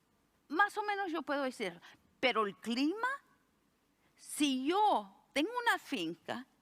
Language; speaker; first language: Spanish; early bilingual, heritage; Spanish